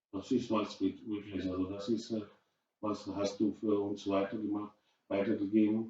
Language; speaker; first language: German; non-native, learner; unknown